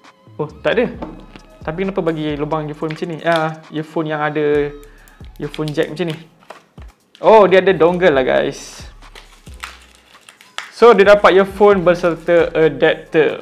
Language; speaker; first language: Malay; native; Malay